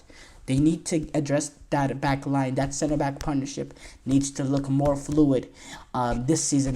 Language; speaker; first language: English; native; English